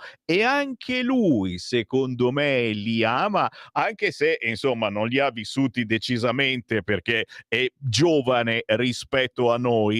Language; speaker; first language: Italian; native; Italian